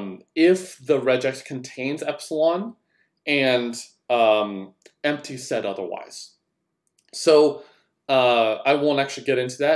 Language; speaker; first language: English; native; English